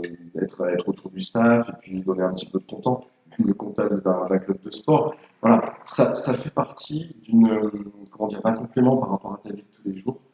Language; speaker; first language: French; native; French